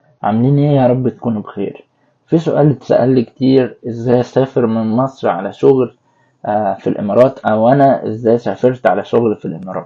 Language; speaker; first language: Arabic; native; Arabic